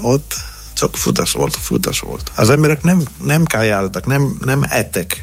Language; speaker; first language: Hungarian; non-native, learner; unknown